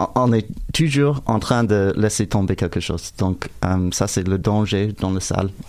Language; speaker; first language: French; non-native, fluent; English